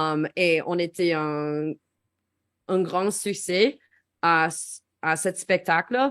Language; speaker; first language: French; non-native, learner; English